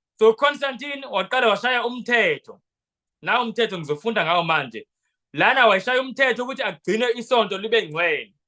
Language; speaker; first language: Zulu; non-native, local second language; Xhosa